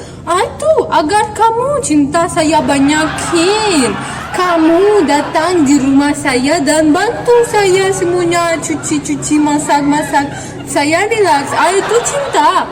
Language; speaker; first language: Indonesian; non-native, learner; Russian